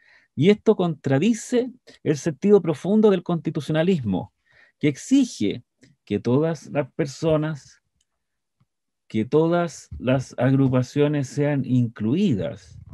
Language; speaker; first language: Spanish; native; Spanish